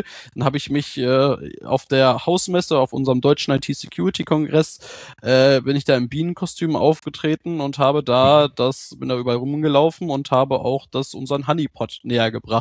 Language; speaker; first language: German; native; German